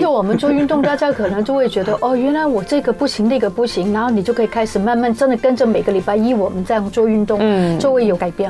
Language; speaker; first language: Chinese; native; Chinese